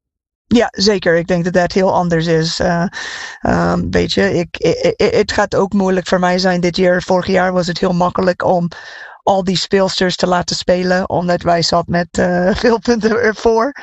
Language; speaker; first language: Dutch; non-native, fluent; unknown